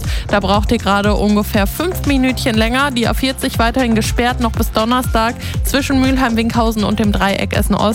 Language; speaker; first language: German; native; German